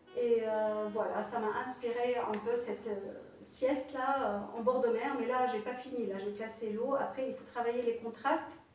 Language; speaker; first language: French; non-native, local second language; Arabic